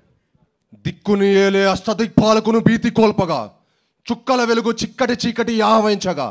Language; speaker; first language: Telugu; native; Telugu